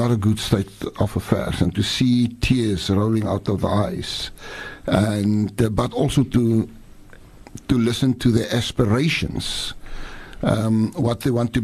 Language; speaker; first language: English; non-native, local second language; Afrikaans